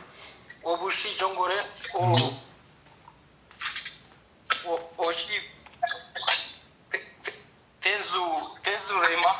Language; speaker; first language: Chinese; non-native, learner; Amharic